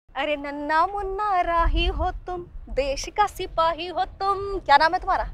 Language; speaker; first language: Hindi; native; Hindi